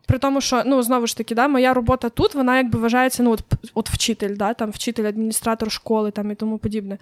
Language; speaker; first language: Ukrainian; native; Ukrainian